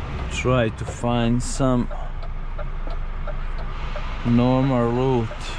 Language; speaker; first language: English; non-native, learner; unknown